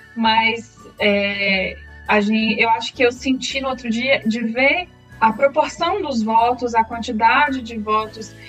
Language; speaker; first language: Portuguese; native; Portuguese